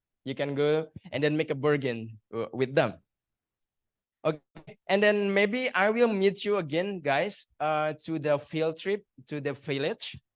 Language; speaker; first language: English; non-native, learner; Indonesian